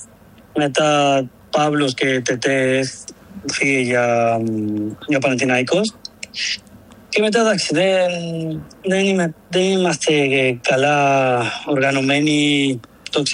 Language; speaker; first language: Greek; non-native, learner; Spanish